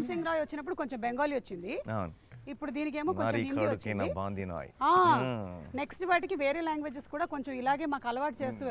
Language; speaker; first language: Telugu; native; Telugu